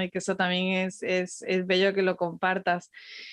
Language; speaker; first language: Spanish; native; Spanish